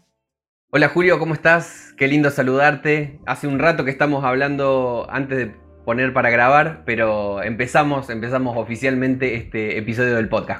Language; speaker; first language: Spanish; native; Spanish